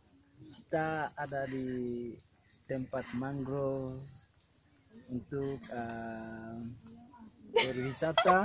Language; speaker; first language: Indonesian; non-native, learner; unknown